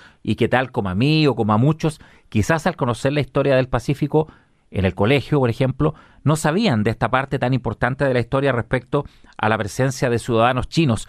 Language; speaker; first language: Spanish; native; Spanish